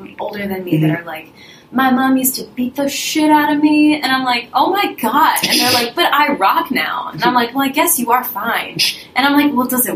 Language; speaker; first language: English; early bilingual, other home language; Russian